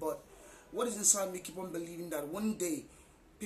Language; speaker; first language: English; non-native, local second language; Igbo